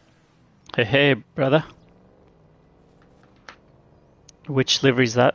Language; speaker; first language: English; native; English